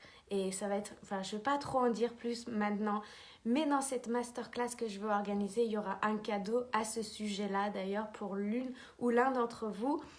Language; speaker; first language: French; native; French